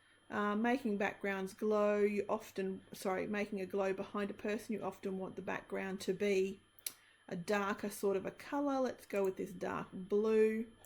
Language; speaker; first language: English; native; English